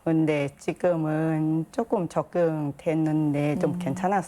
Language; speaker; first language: Korean; non-native, learner; Thai